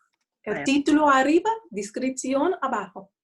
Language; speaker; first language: Spanish; non-native, learner; English